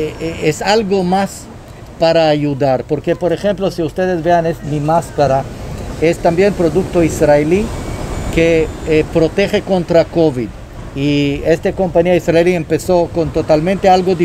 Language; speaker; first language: Spanish; non-native, fluent; Hebrew